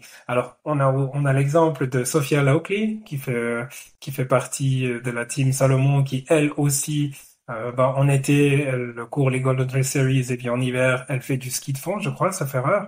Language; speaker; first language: French; native; French